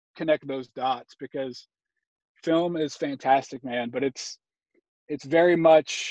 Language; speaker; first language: English; native; English